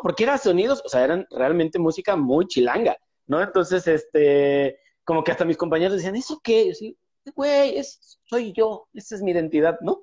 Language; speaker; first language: Spanish; native; Spanish